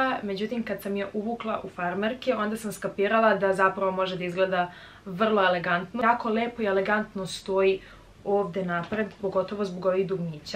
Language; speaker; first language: Serbian; native; Serbian